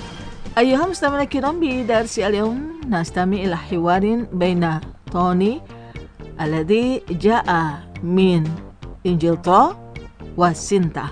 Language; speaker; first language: Arabic; non-native, fluent; Indonesian